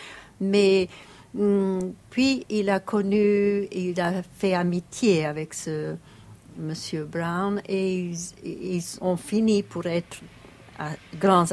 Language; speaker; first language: French; non-native, fluent; Italian